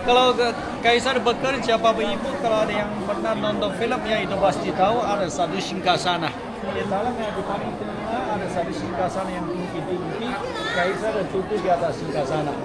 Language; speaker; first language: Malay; non-native, fluent; Chinese